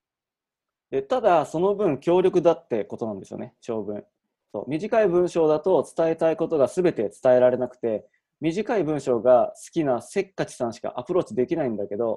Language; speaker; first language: Japanese; native; Japanese